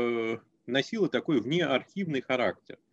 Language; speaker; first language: Russian; native; Russian